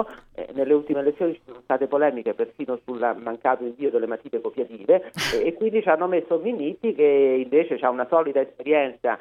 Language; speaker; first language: Italian; native; Italian